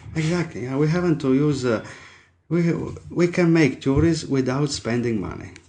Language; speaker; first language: English; non-native, fluent; Italian